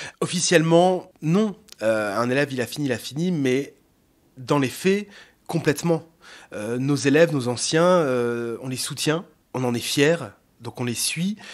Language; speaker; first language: French; native; French